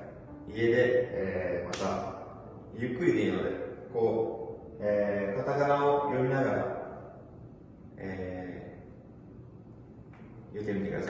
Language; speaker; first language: Japanese; non-native, fluent; Portuguese